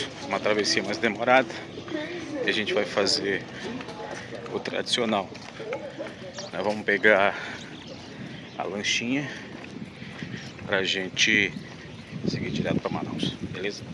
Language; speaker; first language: Portuguese; native; Portuguese